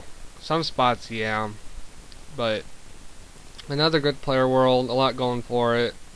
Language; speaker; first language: English; native; English